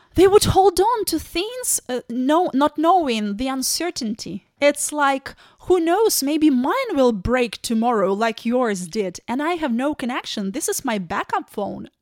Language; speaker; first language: English; non-native, fluent; Ukrainian